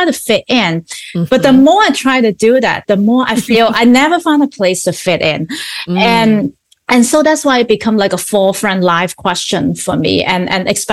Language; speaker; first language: English; non-native, local second language; Cantonese